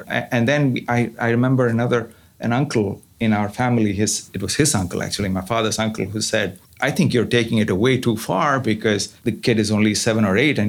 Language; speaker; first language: English; non-native, local second language; Tamil